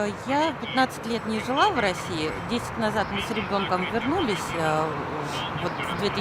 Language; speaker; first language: Russian; native; Russian